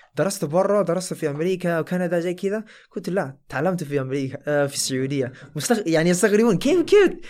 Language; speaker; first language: Arabic; non-native, fluent; Chinese